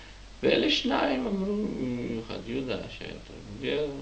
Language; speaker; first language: Hebrew; non-native, fluent; Czech